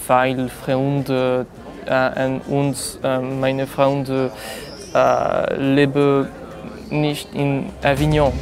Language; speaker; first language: German; non-native, learner; French